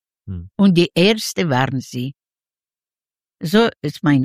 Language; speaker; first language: German; non-native, fluent; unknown